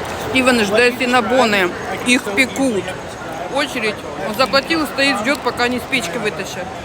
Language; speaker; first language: Russian; non-native, local second language; Ukrainian